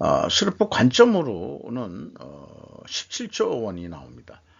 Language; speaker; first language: Korean; native; Korean